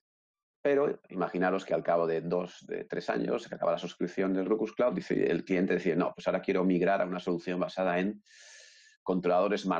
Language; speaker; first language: Spanish; native; Spanish